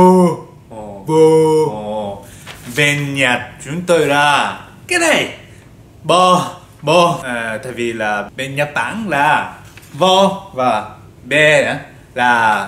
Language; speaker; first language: Vietnamese; non-native, learner; Japanese